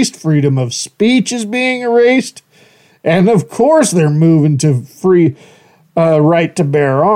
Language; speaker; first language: English; native; English